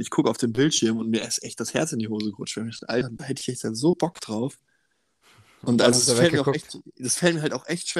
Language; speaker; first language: German; native; German